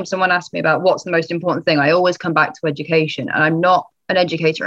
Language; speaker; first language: English; native; English